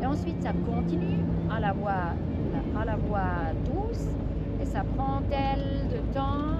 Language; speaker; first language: French; non-native, local second language; German